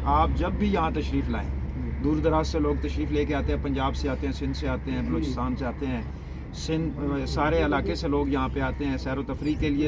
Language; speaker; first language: Urdu; native; Urdu